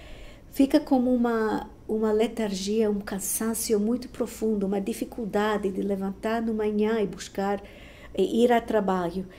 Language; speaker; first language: Portuguese; non-native, fluent; Spanish